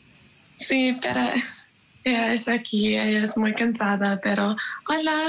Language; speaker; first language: Spanish; non-native, learner; English